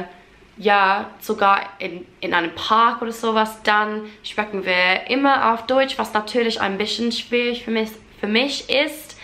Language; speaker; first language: German; non-native, fluent; English